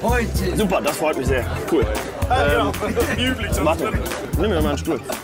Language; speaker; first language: German; native; German